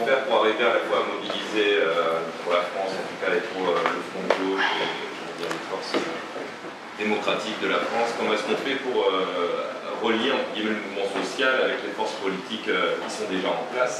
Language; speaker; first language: French; native; French